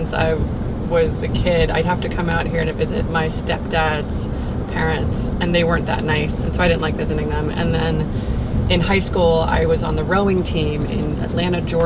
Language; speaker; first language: English; native; English